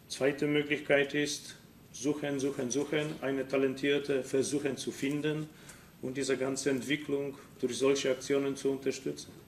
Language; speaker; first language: German; non-native, fluent; Polish